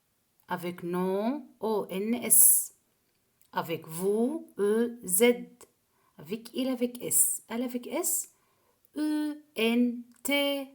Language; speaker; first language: French; non-native, fluent; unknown